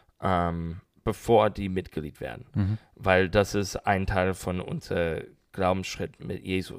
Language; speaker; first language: German; non-native, learner; English